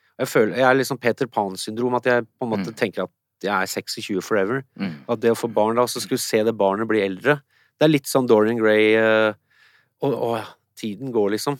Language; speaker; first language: Norwegian; early bilingual, other home language; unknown